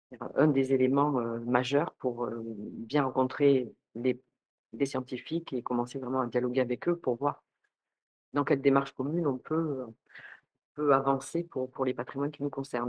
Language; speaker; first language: French; native; French